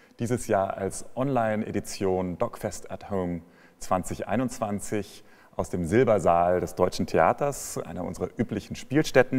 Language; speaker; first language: German; native; German